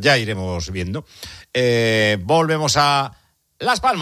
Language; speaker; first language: Spanish; native; Spanish